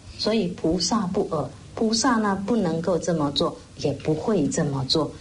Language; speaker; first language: Chinese; native; Chinese